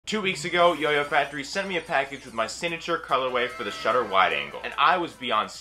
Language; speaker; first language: English; native; English